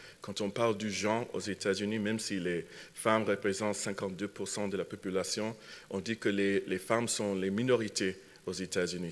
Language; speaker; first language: French; non-native, fluent; English